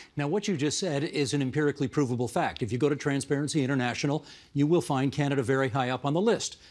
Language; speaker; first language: English; native; English